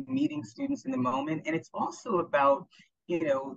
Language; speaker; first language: English; native; English